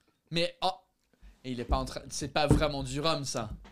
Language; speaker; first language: French; non-native, fluent; English